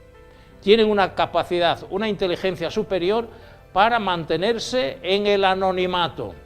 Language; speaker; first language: Spanish; native; Spanish